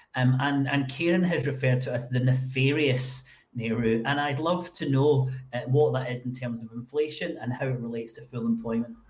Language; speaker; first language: English; native; English